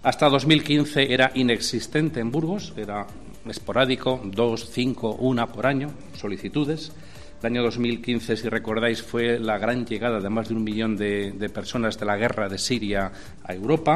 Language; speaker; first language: Spanish; native; Spanish